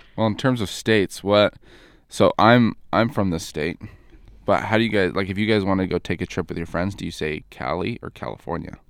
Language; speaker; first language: English; native; English